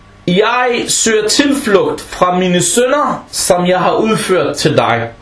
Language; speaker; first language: Danish; early bilingual, other home language; Arabic